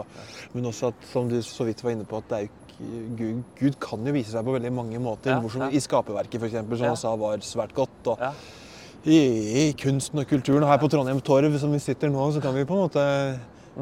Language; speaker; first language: Norwegian; native; Norwegian